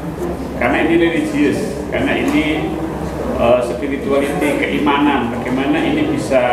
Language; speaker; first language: Indonesian; native; Indonesian